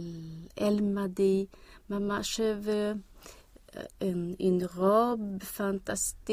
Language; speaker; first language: French; non-native, learner; Swedish